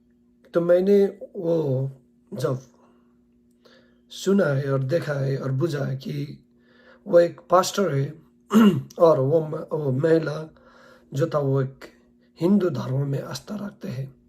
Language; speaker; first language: Hindi; non-native, learner; Nepali